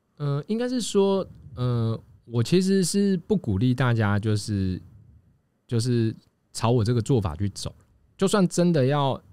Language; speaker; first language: Chinese; native; Chinese